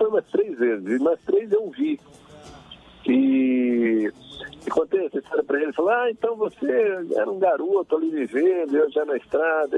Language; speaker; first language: Portuguese; native; Portuguese